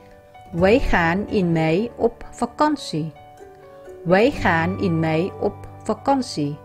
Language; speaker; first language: Dutch; non-native, learner; Vietnamese